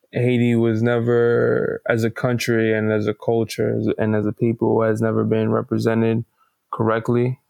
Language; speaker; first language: English; native; English